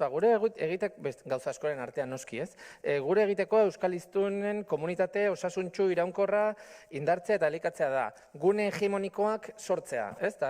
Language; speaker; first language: Basque; native; Basque